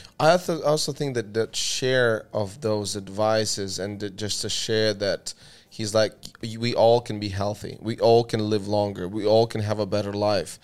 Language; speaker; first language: English; non-native, fluent; Russian